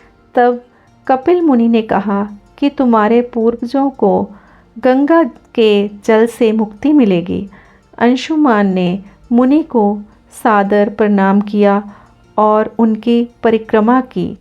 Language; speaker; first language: Hindi; native; Hindi